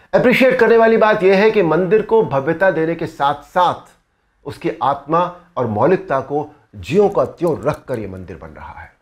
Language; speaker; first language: Hindi; native; Hindi